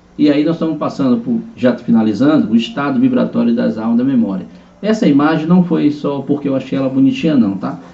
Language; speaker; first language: Portuguese; native; Portuguese